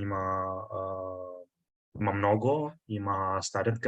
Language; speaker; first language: Bulgarian; non-native, learner; Italian